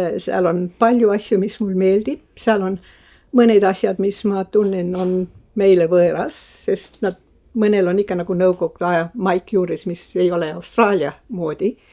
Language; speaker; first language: Estonian; early bilingual, heritage; Estonian